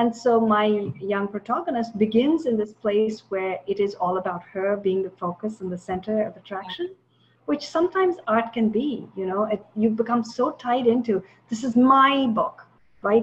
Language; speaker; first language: English; non-native, local second language; Tamil